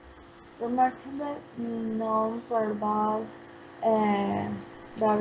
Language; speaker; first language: English; non-native, learner; Spanish